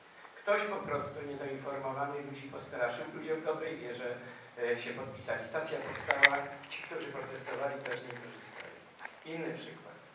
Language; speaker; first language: Polish; native; Polish